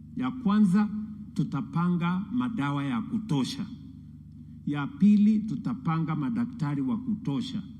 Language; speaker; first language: Swahili; non-native, local second language; Kalenjin